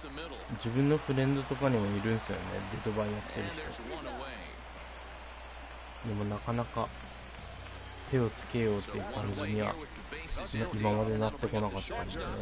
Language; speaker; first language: Japanese; native; Japanese